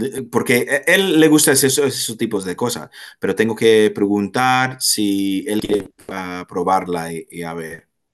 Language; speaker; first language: Spanish; non-native, fluent; English